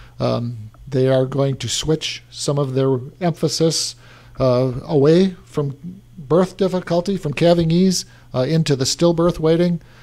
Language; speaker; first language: English; native; English